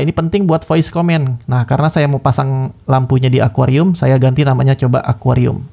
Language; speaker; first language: Indonesian; native; Indonesian